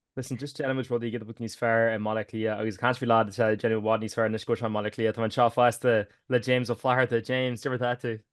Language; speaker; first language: Irish; native; Irish